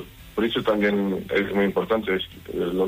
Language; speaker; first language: Spanish; non-native, learner; Portuguese